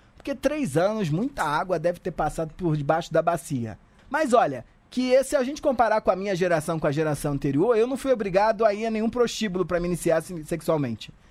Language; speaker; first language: Portuguese; native; Portuguese